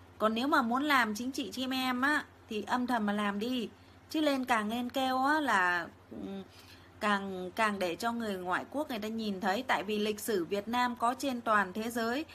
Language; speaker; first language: Vietnamese; native; Vietnamese